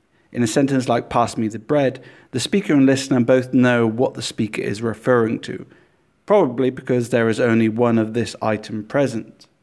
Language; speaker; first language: English; native; English